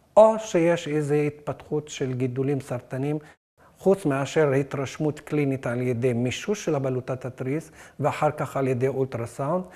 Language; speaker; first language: Hebrew; non-native, local second language; Arabic